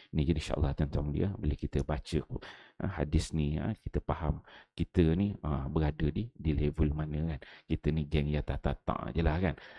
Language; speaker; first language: Malay; native; Malay